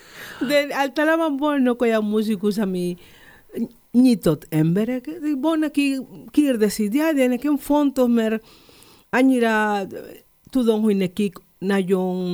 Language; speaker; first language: Hungarian; non-native, fluent; Spanish